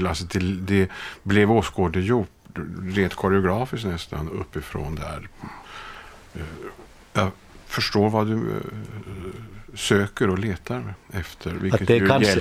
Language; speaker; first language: Swedish; native; Swedish